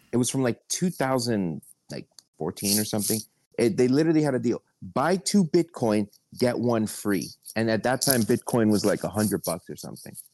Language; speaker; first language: English; early bilingual, other home language; Spanish